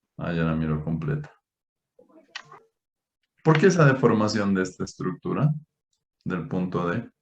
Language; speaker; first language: Spanish; native; Spanish